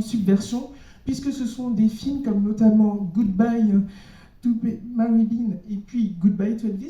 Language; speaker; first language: French; native; French